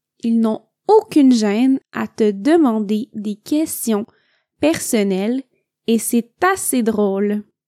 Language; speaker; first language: French; native; French